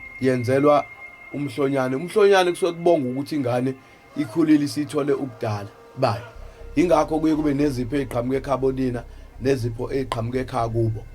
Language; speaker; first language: Zulu; native; Zulu